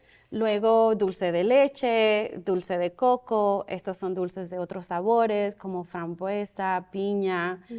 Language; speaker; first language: Spanish; early bilingual, other home language; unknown